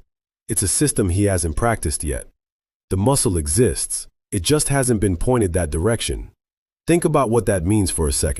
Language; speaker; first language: English; native; English